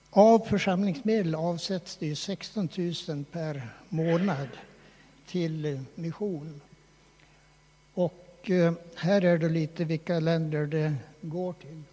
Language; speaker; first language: Swedish; native; Swedish